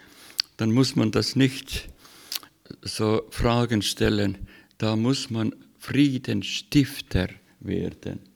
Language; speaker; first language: German; non-native, learner; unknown